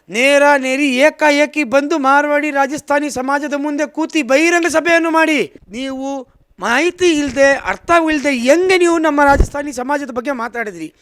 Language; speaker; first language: Kannada; non-native, local second language; Marwari